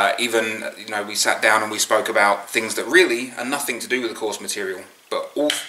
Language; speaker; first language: English; native; English